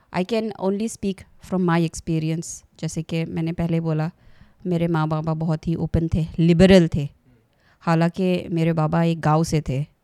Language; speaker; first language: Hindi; non-native, local second language; Assamese